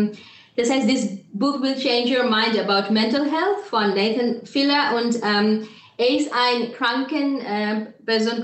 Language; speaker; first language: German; non-native, fluent; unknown